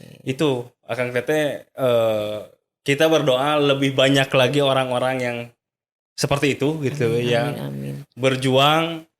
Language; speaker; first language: Indonesian; native; Indonesian